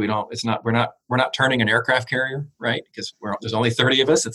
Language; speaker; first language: English; native; English